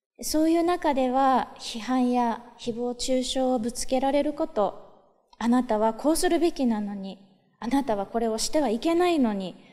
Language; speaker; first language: Japanese; native; Japanese